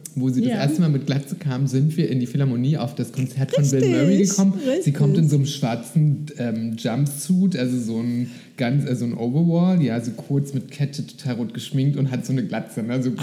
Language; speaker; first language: German; native; German